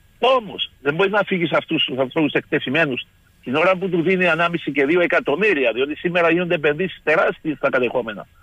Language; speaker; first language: Greek; native; Greek